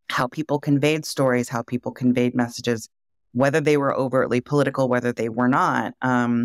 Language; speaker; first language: English; native; English